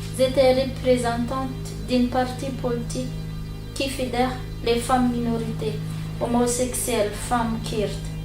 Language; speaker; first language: French; non-native, learner; Kurdish